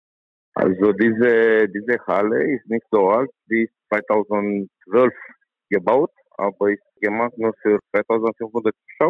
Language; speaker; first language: German; non-native, learner; Romanian